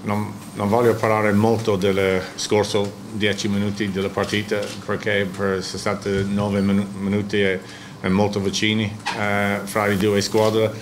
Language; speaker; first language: Italian; non-native, learner; English